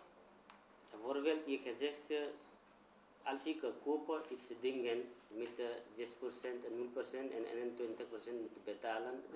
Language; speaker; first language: Dutch; non-native, learner; Nepali